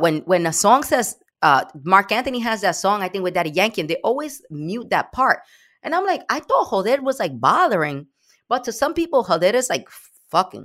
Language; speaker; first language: English; early bilingual, other home language; Spanish